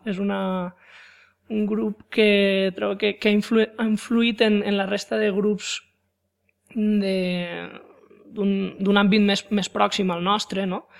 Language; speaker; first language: Catalan; native; Catalan